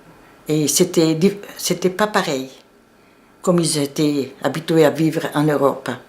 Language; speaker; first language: French; non-native, fluent; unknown